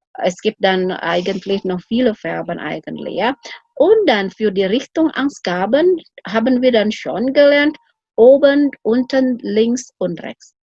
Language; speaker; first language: German; non-native, fluent; Indonesian